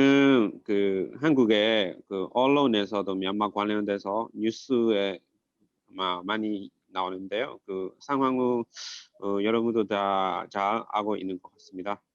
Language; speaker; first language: Korean; non-native, fluent; Burmese